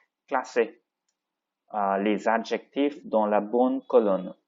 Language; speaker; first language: French; non-native, fluent; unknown